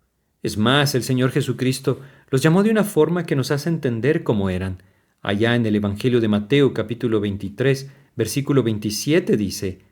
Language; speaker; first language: Spanish; native; Spanish